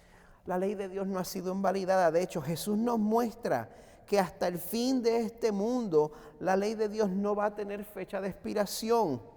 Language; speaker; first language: Spanish; native; Spanish